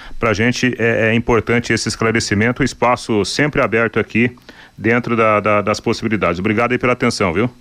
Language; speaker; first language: Portuguese; native; Portuguese